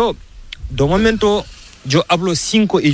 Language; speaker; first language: Spanish; non-native, learner; Fula